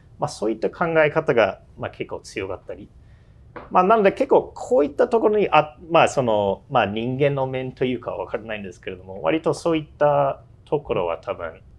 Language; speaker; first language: Japanese; non-native, fluent; English